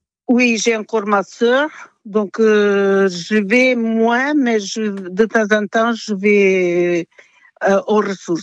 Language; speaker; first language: French; non-native, fluent; Portuguese